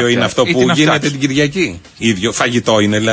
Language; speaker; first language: Greek; native; Greek